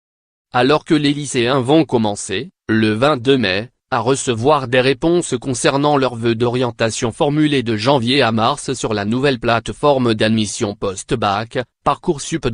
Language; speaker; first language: French; native; French